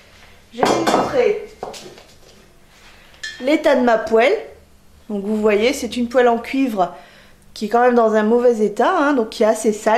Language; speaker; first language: French; native; French